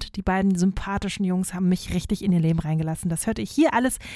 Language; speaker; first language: German; native; German